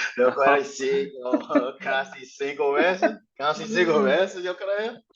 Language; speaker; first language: Spanish; non-native, learner; English